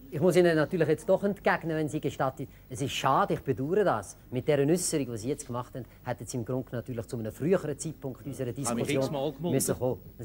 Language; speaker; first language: German; native; German